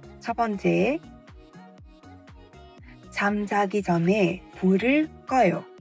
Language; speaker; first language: Korean; non-native, fluent; Vietnamese